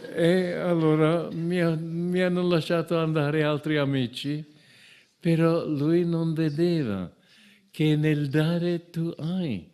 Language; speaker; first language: Italian; non-native, fluent; English